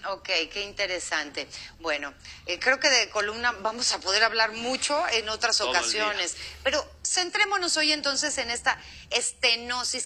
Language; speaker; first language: Spanish; native; Spanish